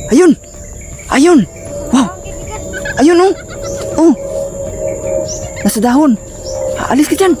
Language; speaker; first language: Filipino; non-native, local second language; Cebuano